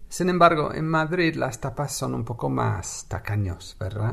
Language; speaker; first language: Spanish; non-native, fluent; English